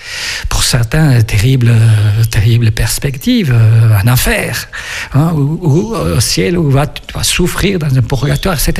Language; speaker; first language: French; non-native, fluent; Spanish